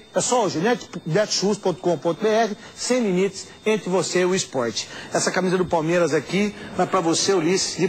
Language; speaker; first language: Portuguese; native; Portuguese